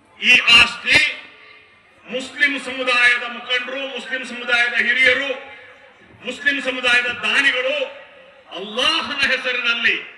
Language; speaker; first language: Kannada; non-native, local second language; Urdu